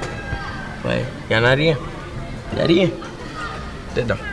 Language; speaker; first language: French; non-native, local second language; Wolof